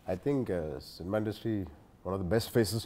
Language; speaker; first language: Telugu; native; Telugu